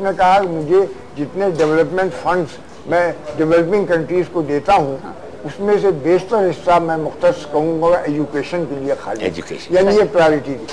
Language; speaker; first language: Urdu; native; Urdu